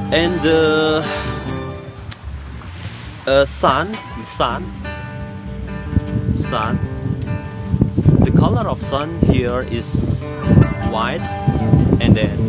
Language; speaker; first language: English; non-native, learner; Indonesian